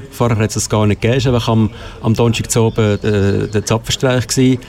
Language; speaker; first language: German; native; German